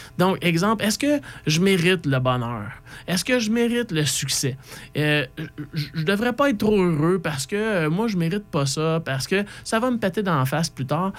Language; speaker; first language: French; native; French